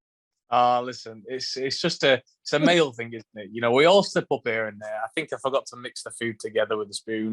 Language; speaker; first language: English; native; English